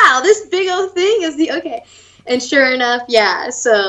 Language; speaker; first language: English; native; English